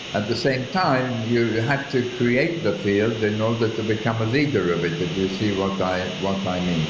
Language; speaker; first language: English; early bilingual, other home language; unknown